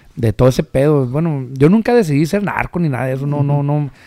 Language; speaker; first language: Spanish; native; Spanish